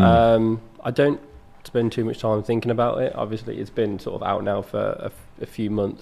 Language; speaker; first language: English; native; English